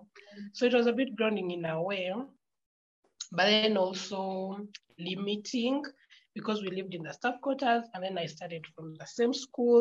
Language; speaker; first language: English; non-native, local second language; Ganda